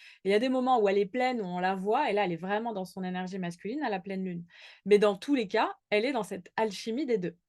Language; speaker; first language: French; native; French